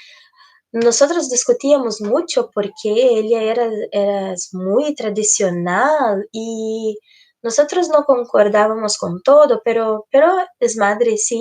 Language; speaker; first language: Spanish; non-native, fluent; Portuguese